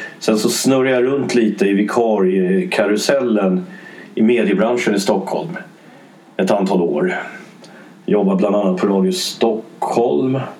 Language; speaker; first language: Swedish; early bilingual, other home language; English